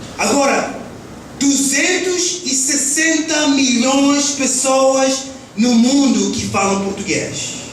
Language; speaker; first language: Portuguese; early bilingual, heritage; Portuguese